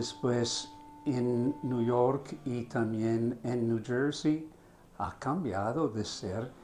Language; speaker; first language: Spanish; non-native, fluent; German